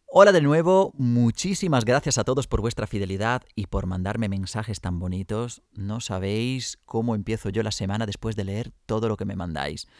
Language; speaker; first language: Spanish; native; Spanish